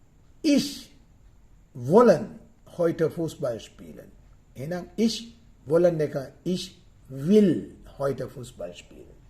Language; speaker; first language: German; non-native, fluent; Sinhala